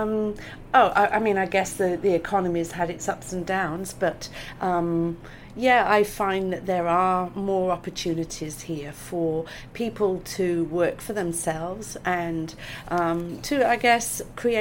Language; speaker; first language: English; native; English